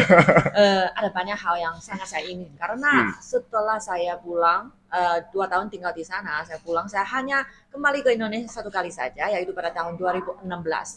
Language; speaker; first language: Indonesian; non-native, fluent; Chinese